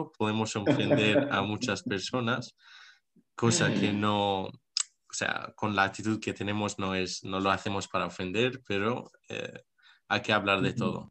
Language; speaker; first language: Spanish; non-native, local second language; Arabic